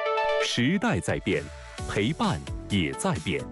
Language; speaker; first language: Chinese; native; Chinese